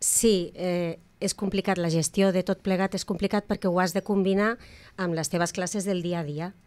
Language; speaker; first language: Catalan; native; Catalan